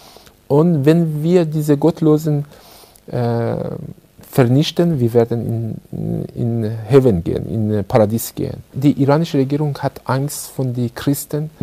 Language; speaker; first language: German; non-native, learner; Persian